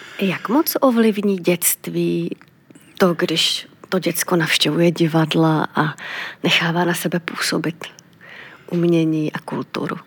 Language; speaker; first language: Czech; native; Czech